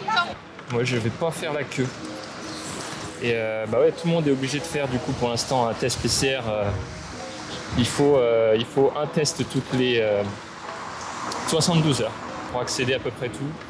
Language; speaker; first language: French; native; French